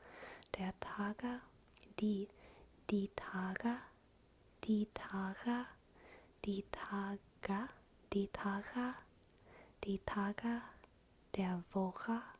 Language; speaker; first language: German; non-native, learner; English